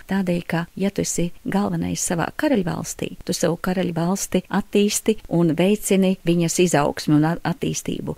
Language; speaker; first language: Latvian; native; Latvian